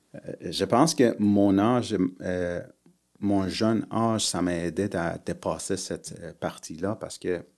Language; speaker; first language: French; early bilingual, other home language; Persian